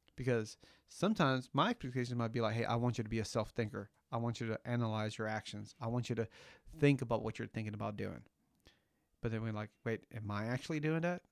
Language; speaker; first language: English; early bilingual, other home language; Spanish